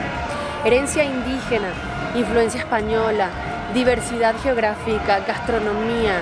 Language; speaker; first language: Spanish; native; Spanish